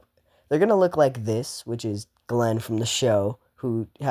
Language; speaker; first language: English; native; English